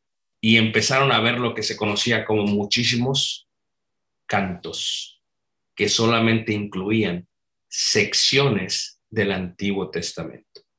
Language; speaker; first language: Spanish; native; Spanish